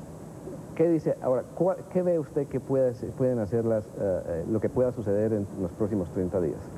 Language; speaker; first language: Spanish; native; Spanish